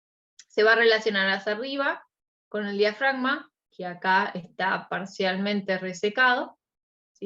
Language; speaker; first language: Spanish; native; Spanish